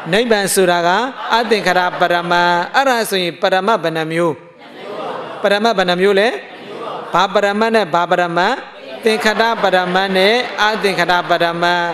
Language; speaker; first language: Burmese; native; Burmese